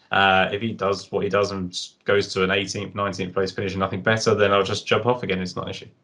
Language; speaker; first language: English; native; English